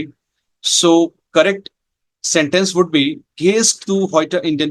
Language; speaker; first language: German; non-native, fluent; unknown